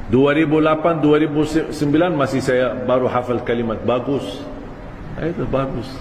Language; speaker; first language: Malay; non-native, fluent; Arabic